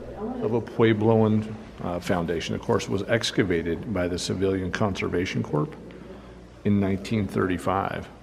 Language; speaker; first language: English; native; English